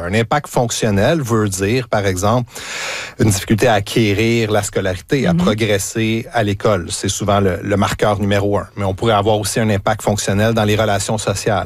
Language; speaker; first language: French; native; French